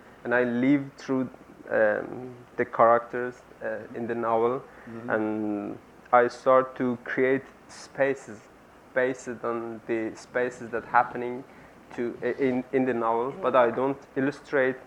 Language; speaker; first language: English; non-native, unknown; Persian